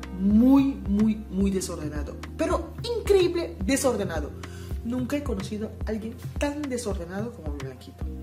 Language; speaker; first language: Spanish; non-native, fluent; Papiamento